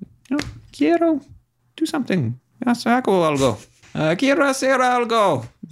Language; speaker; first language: Spanish; non-native, learner; English